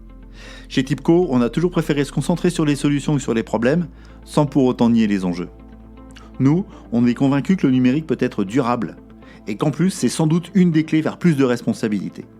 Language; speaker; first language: French; native; French